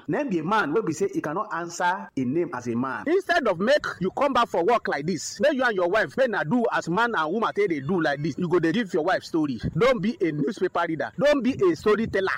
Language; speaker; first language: Nigerian Pidgin; non-native, local second language; Yoruba